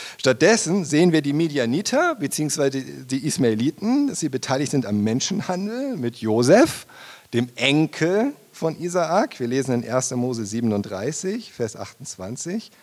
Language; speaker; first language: German; native; German